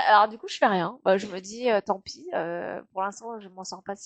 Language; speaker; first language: French; native; French